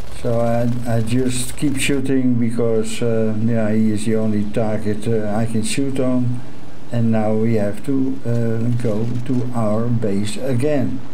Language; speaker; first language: English; non-native, fluent; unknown